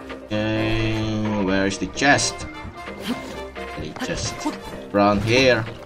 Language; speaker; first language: English; non-native, learner; Indonesian